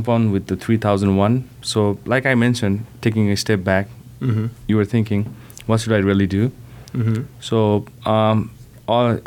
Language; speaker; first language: English; non-native, local second language; Nepali